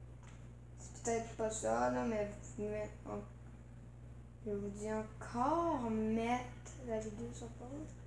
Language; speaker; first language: French; native; French